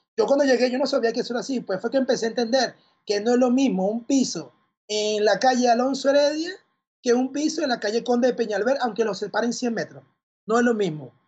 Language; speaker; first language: Spanish; native; Spanish